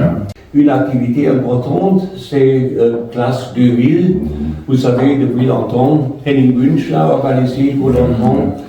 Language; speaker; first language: French; non-native, fluent; German